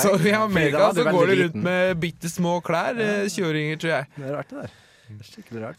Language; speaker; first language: Norwegian; native; Norwegian